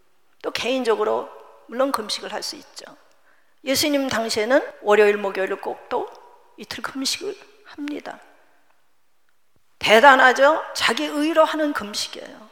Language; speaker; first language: Korean; native; Korean